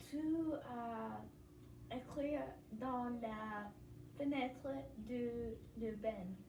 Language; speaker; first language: French; non-native, learner; English